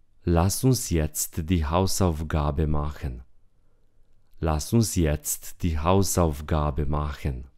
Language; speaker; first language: German; non-native, fluent; Romanian